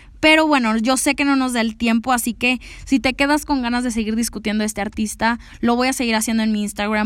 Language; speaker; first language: Spanish; native; Spanish